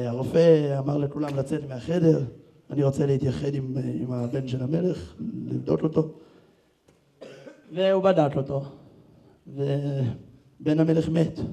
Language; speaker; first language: Hebrew; native; Hebrew